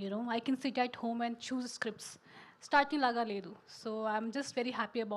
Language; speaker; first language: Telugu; non-native, fluent; Hindi